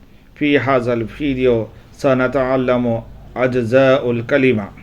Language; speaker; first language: Arabic; non-native, fluent; Urdu